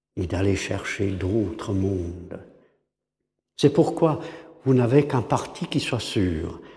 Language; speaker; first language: French; non-native, fluent; English